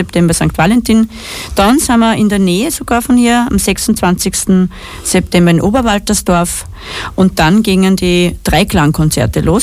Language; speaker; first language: German; native; German